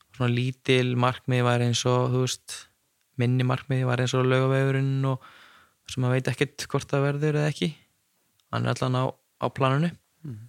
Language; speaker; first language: Icelandic; native; Icelandic